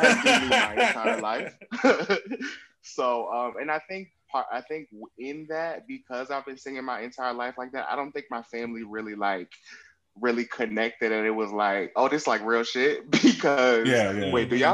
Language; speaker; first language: English; native; English